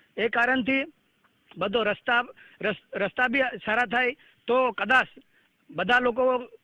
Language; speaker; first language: Gujarati; non-native, local second language; Kukna